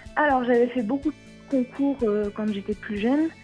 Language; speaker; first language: French; native; French